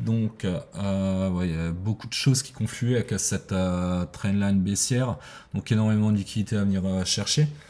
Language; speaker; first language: French; native; French